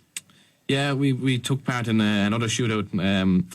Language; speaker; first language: English; native; English